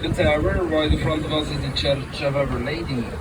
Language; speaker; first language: English; non-native, fluent; Dutch